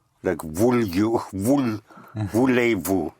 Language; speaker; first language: French; non-native, fluent; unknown